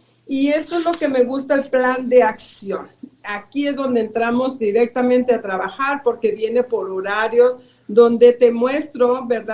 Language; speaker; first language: Spanish; native; Spanish